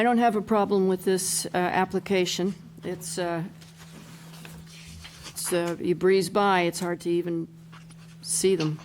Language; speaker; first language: English; native; English